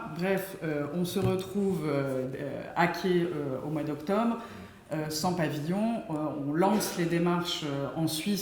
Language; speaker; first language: French; native; French